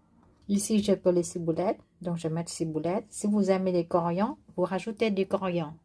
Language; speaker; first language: French; non-native, learner; Vietnamese